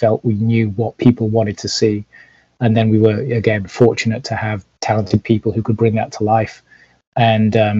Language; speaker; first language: English; native; English